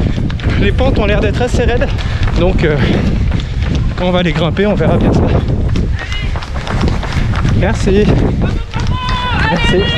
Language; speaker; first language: French; native; French